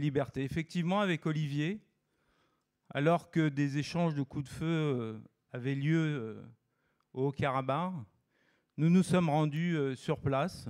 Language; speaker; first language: French; native; French